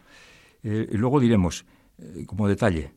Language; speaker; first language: Spanish; native; Spanish